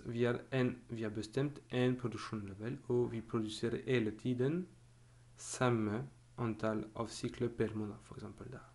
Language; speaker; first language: Norwegian; non-native, fluent; French